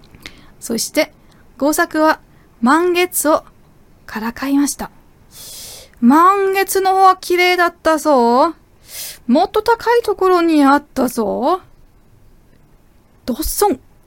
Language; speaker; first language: Japanese; non-native, fluent; German